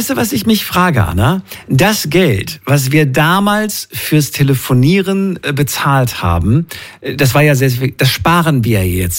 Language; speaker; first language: German; native; German